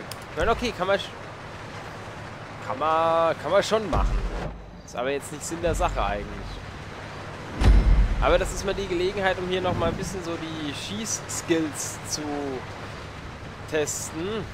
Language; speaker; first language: German; native; German